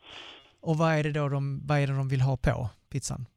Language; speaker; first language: Swedish; native; Swedish